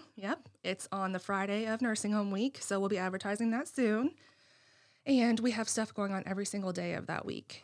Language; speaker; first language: English; native; English